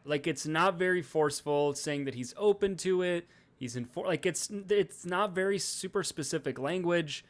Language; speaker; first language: English; native; English